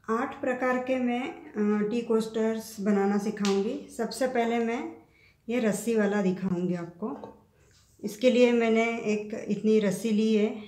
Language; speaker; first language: Hindi; non-native, local second language; Marathi